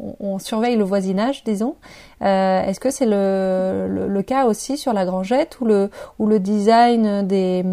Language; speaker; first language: French; native; French